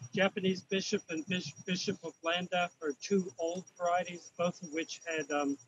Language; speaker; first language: English; native; English